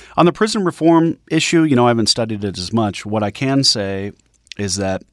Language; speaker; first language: English; native; English